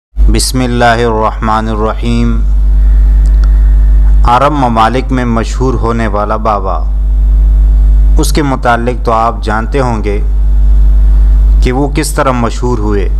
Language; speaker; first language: Urdu; native; Urdu